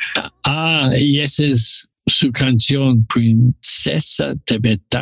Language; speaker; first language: Spanish; non-native, learner; English